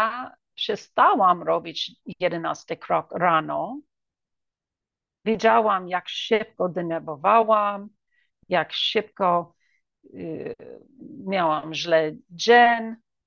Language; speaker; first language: Polish; early bilingual, heritage; English